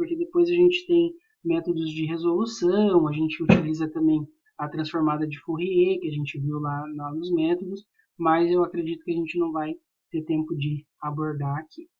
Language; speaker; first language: Portuguese; native; Portuguese